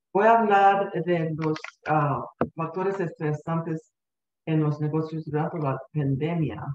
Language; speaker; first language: Spanish; early bilingual, heritage; Spanish